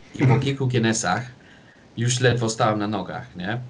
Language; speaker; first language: Polish; non-native, fluent; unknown